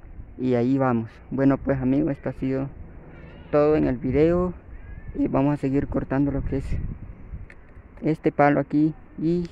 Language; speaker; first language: Spanish; native; Spanish